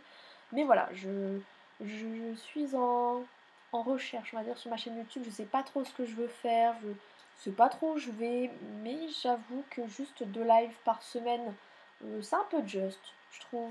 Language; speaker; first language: French; native; French